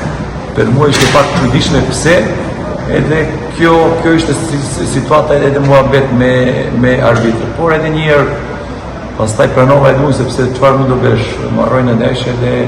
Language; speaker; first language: Albanian; non-native, learner; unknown